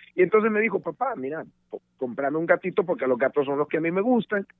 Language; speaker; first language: Spanish; native; Spanish